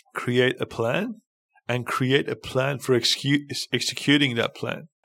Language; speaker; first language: English; non-native, fluent; Persian